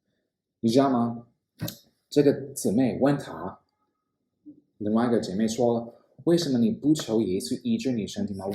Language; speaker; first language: Chinese; non-native, fluent; English